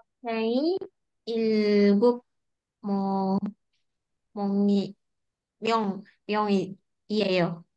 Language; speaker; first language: Korean; non-native, learner; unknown